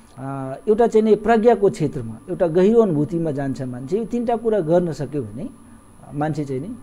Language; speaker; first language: Nepali; non-native, local second language; Awadhi